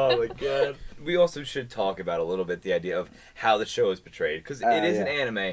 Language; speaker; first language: English; native; English